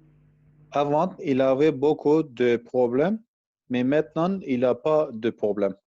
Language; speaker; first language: French; non-native, learner; Kurdish